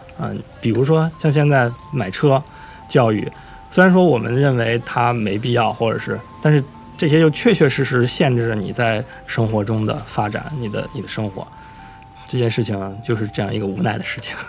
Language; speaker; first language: Chinese; native; Chinese